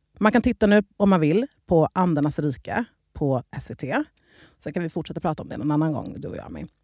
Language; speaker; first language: Swedish; native; Swedish